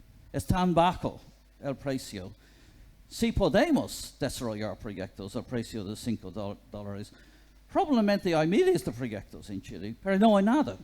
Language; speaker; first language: Spanish; non-native, fluent; English